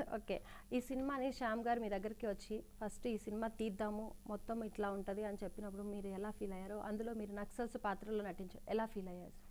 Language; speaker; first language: Telugu; native; Telugu